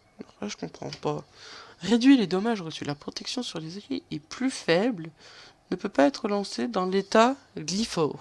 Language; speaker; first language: French; native; French